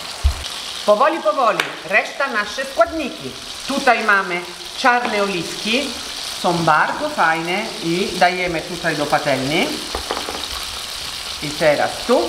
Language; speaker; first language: Polish; non-native, learner; Italian